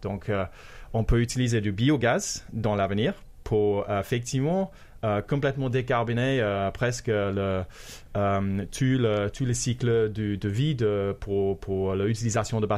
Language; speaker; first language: French; non-native, fluent; English